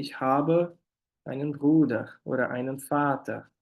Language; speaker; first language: German; non-native, fluent; Portuguese